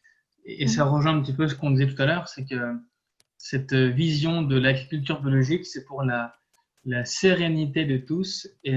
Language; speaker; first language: French; native; French